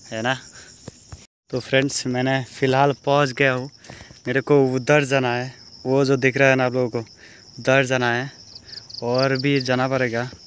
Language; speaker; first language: Hindi; non-native, local second language; Bangla